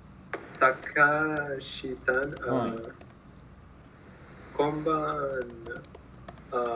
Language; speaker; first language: Japanese; non-native, learner; Spanish